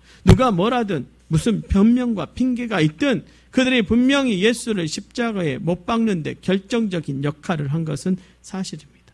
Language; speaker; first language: Korean; native; Korean